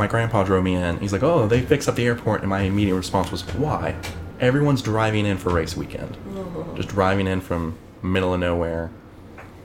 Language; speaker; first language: English; native; English